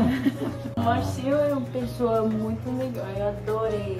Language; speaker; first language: Portuguese; early bilingual, heritage; English